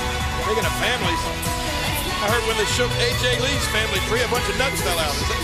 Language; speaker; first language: English; native; English